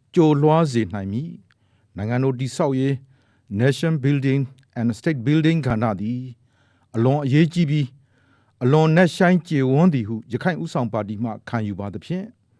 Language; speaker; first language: Burmese; native; Burmese